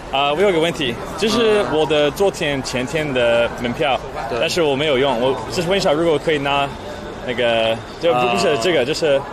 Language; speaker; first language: Chinese; non-native, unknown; English